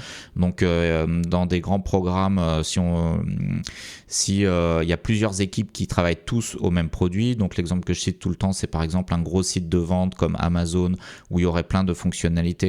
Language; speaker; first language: French; native; French